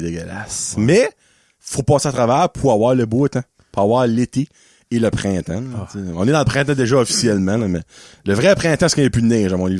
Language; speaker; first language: French; native; French